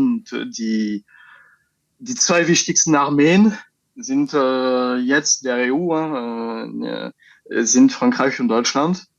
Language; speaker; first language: German; non-native, fluent; French